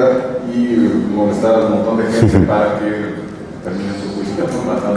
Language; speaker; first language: Spanish; native; Spanish